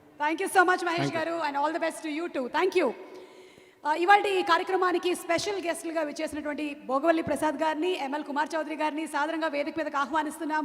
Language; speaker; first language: Telugu; native; Telugu